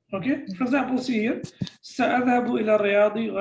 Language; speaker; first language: Arabic; non-native, fluent; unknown